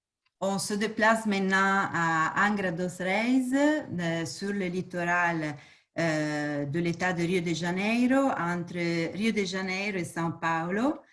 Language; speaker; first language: French; non-native, fluent; Portuguese